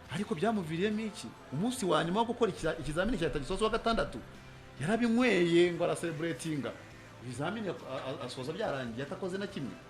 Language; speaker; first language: Kinyarwanda; native; Kinyarwanda